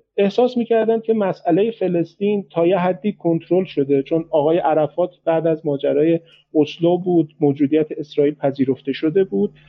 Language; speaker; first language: Persian; native; Persian